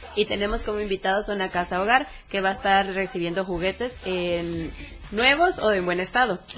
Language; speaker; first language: Spanish; native; Spanish